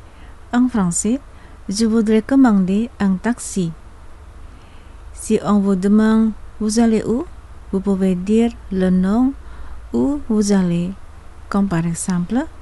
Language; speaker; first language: French; non-native, fluent; Indonesian